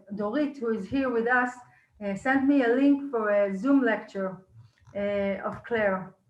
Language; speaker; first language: English; non-native, fluent; Hebrew